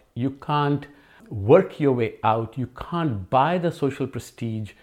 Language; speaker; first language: English; non-native, local second language; Hindi